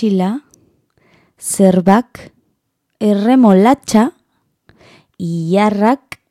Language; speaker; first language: Basque; non-native, learner; Spanish